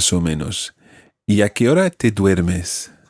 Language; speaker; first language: Spanish; non-native, fluent; English